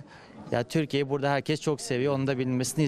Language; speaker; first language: Turkish; non-native, fluent; Bosnian